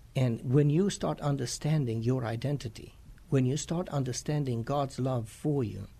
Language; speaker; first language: English; non-native, fluent; Romanian